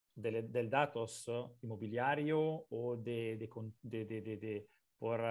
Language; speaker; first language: Spanish; non-native, learner; Italian